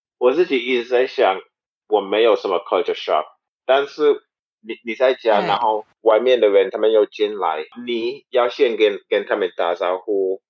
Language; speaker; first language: Chinese; non-native, learner; English